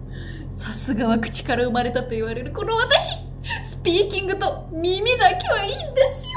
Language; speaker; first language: Japanese; native; Japanese